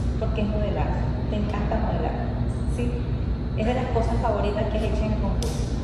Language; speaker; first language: Spanish; native; Spanish